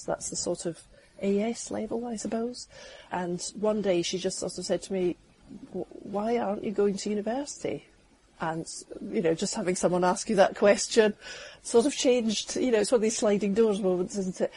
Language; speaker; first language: English; native; English